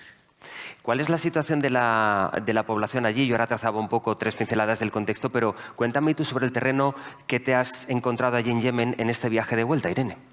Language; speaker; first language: Spanish; native; Spanish